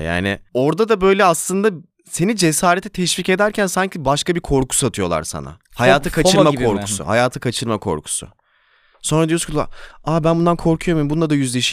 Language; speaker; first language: Turkish; native; Turkish